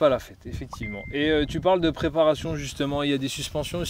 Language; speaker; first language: French; native; French